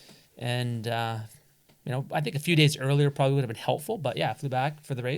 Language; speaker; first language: English; native; English